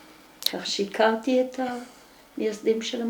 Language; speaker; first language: Hebrew; early bilingual, other home language; Dutch